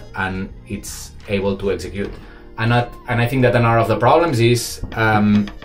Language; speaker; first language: English; non-native, fluent; Spanish